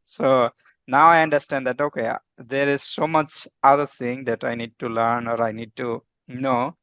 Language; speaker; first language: English; non-native, fluent; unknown